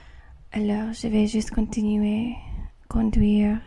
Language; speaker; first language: French; non-native, learner; English